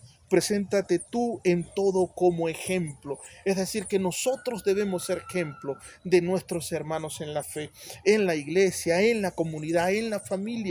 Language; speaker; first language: Spanish; native; Spanish